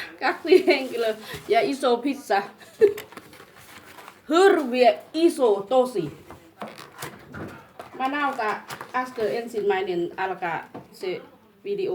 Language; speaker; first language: Finnish; non-native, learner; Thai